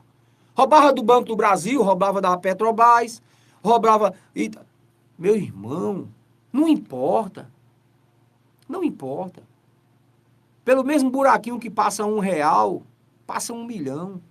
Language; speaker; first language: Portuguese; native; Portuguese